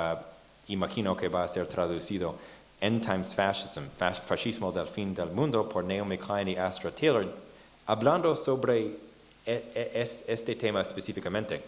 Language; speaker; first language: Spanish; non-native, fluent; English